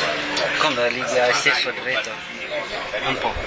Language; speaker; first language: Italian; non-native, learner; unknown